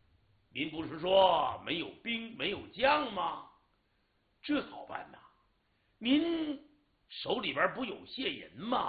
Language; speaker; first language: Chinese; native; Chinese